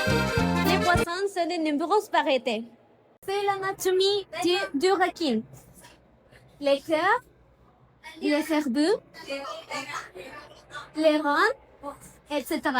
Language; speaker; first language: French; non-native, learner; Spanish